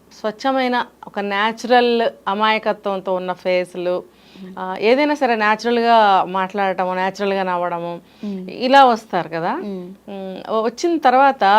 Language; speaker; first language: Telugu; native; Telugu